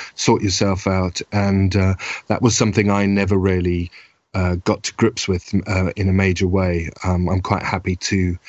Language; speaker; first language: English; native; English